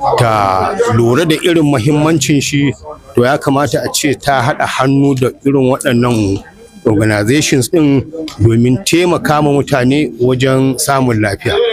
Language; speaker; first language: Hausa; native; Hausa